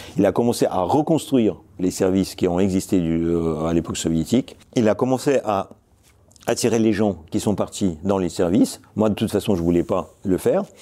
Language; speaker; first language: French; non-native, fluent; Russian